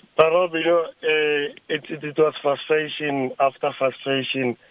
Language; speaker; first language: English; non-native, local second language; Tsonga